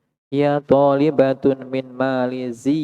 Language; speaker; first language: Arabic; non-native, learner; Indonesian